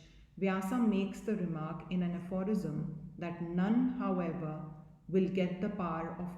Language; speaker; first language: English; non-native, local second language; Hindi